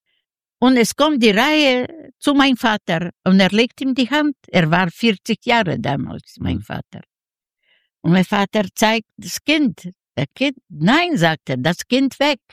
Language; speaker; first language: German; non-native, learner; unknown